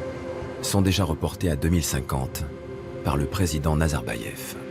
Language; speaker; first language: French; native; French